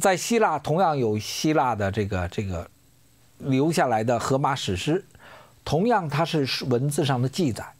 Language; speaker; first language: Chinese; native; Chinese